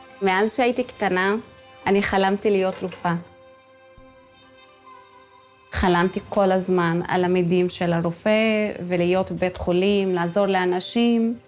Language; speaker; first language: Hebrew; non-native, local second language; Arabic